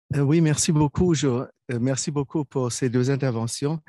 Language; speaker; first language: French; non-native, fluent; German